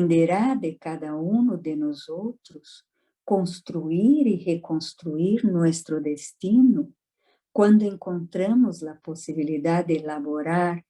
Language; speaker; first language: Spanish; non-native, fluent; Portuguese